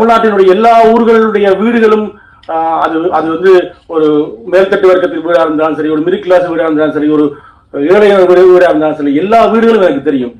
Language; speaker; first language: Tamil; native; Tamil